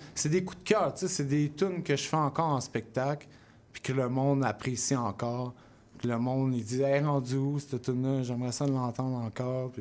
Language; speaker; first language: French; native; French